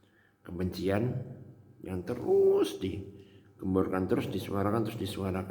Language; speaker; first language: Indonesian; native; Indonesian